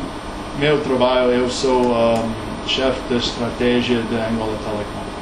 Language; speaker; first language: Portuguese; non-native, learner; English